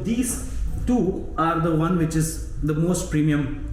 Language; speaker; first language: English; non-native, local second language; Hindi